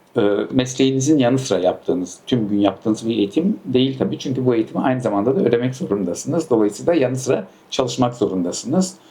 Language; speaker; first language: Turkish; early bilingual, heritage; Turkish